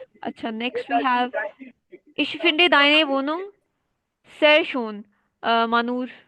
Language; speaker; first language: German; non-native, fluent; Urdu